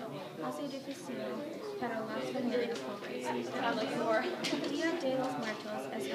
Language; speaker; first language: Spanish; non-native, learner; English